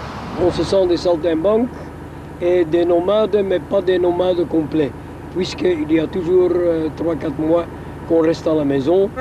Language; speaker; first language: French; non-native, local second language; Dutch